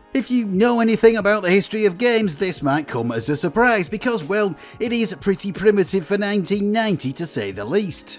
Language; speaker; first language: English; native; English